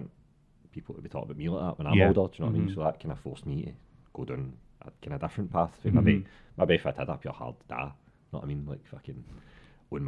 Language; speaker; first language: English; non-native, local second language; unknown